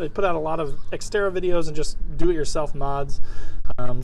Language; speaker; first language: English; native; English